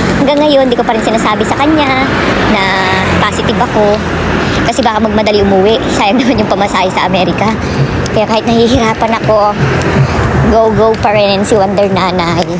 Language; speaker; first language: Filipino; native; Filipino